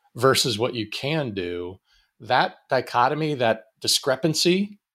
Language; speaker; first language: English; native; English